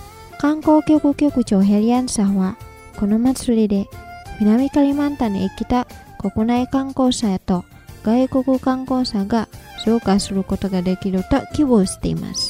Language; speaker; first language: Japanese; non-native, fluent; Indonesian